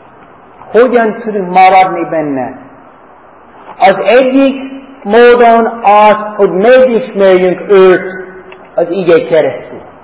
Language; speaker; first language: Hungarian; non-native, fluent; English